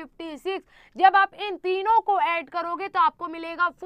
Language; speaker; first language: Hindi; native; Hindi